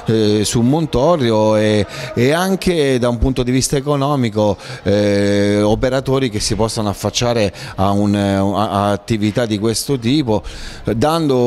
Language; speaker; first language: Italian; native; Italian